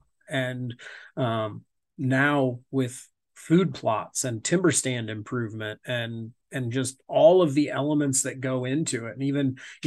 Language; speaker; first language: English; native; English